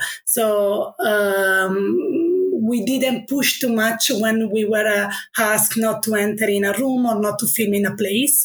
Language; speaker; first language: English; non-native, fluent; Italian